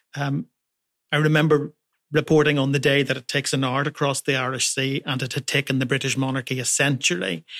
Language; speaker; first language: English; native; English